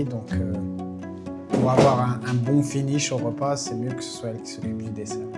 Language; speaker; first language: French; native; French